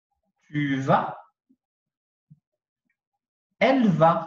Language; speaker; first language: French; non-native, learner; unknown